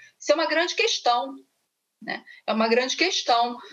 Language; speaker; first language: Portuguese; native; Portuguese